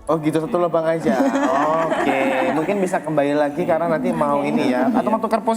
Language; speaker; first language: Indonesian; native; Indonesian